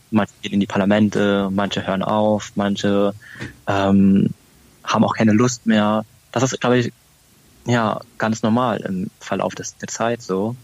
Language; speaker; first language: German; early bilingual, other home language; Vietnamese